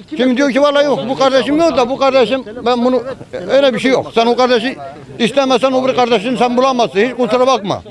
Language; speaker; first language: Turkish; non-native, local second language; Kurdish